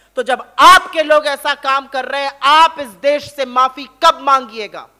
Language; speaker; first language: Hindi; native; Hindi